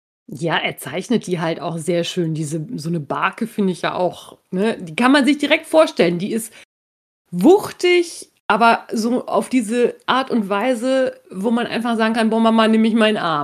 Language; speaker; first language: German; native; German